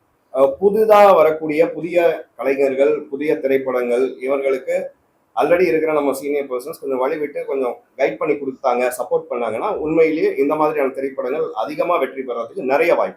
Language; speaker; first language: Tamil; native; Tamil